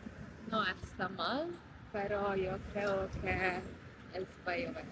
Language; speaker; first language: Spanish; non-native, learner; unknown